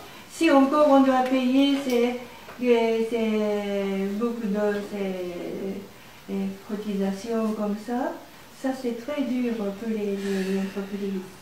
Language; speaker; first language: French; non-native, learner; Japanese